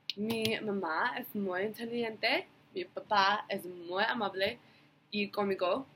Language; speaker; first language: Spanish; non-native, learner; English